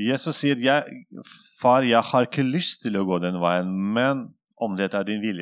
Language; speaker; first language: Norwegian; non-native, fluent; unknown